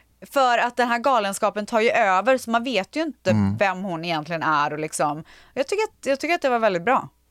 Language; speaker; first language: Swedish; native; Swedish